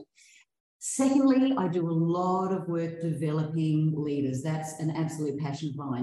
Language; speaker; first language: English; native; English